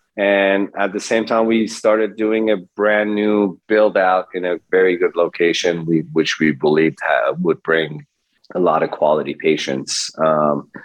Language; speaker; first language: English; early bilingual, other home language; Persian